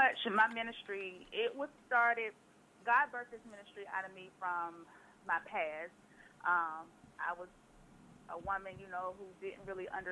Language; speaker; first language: English; native; English